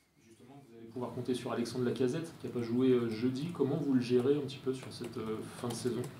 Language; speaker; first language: French; native; French